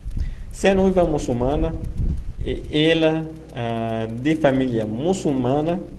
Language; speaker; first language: Portuguese; non-native, fluent; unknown